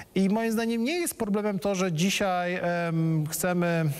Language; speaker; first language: Polish; native; Polish